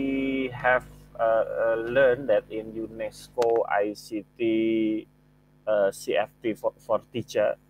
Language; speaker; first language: English; non-native, fluent; Indonesian